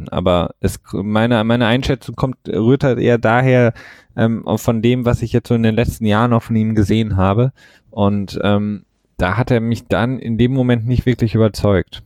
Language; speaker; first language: German; native; German